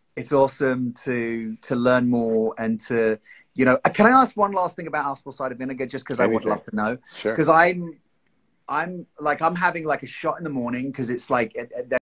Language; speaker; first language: English; native; English